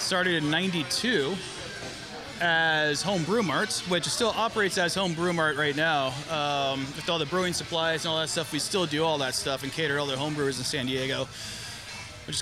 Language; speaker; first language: English; native; English